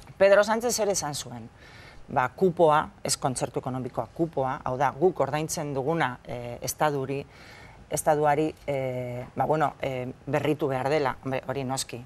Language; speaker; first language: Basque; non-native, local second language; Spanish